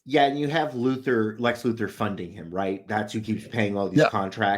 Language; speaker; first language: English; native; English